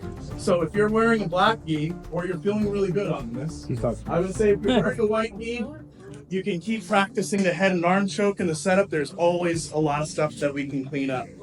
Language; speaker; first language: English; native; English